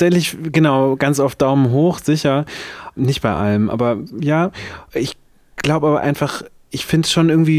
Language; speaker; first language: German; native; German